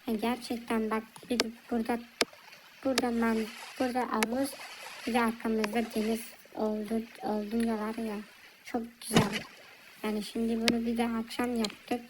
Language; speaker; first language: Turkish; early bilingual, heritage; Turkish